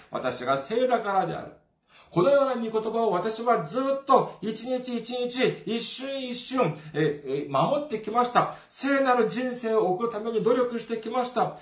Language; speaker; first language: Japanese; non-native, fluent; Korean